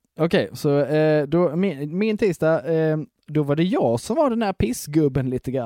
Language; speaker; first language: Swedish; native; Swedish